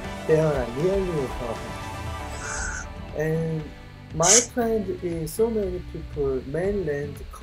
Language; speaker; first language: English; non-native, learner; Korean